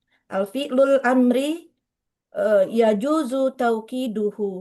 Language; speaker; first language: Arabic; non-native, learner; Indonesian